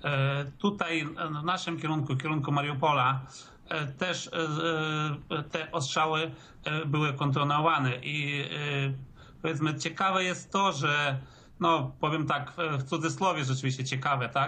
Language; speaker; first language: Polish; early bilingual, heritage; Polish